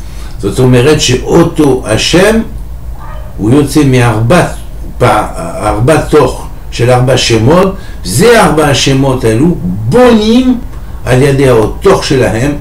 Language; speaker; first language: Hebrew; non-native, fluent; French